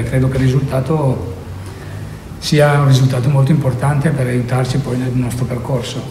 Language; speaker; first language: Italian; native; Italian